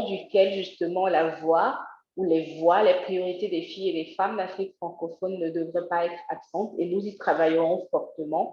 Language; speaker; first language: French; native; French